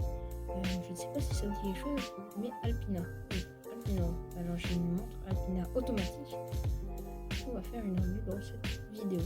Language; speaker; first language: French; native; French